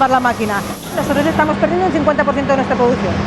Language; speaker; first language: Spanish; native; Spanish